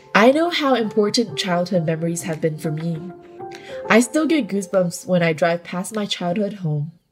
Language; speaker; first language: English; native; English